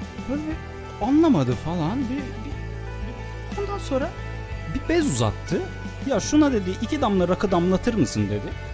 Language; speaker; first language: Turkish; native; Turkish